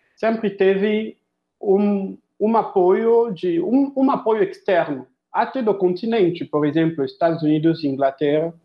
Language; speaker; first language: Portuguese; non-native, fluent; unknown